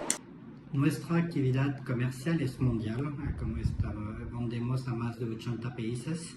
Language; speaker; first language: Spanish; non-native, fluent; French